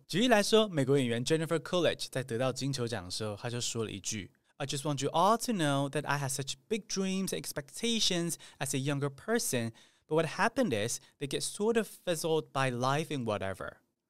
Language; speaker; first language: English; non-native, fluent; Chinese